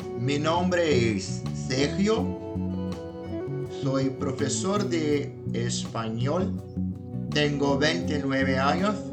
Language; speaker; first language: Spanish; non-native, fluent; Portuguese